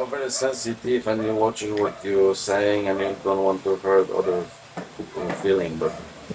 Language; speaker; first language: English; non-native, learner; Polish